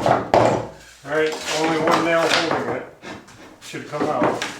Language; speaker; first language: English; native; English